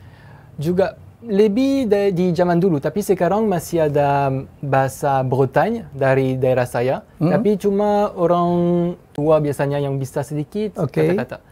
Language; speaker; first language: Indonesian; non-native, fluent; French